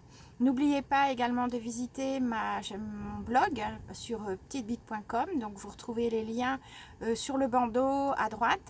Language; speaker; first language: French; native; French